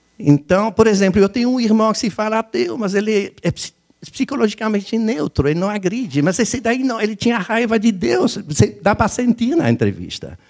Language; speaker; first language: Portuguese; non-native, fluent; French